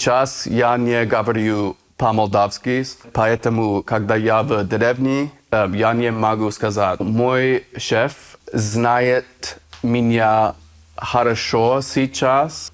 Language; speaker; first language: Russian; non-native, learner; English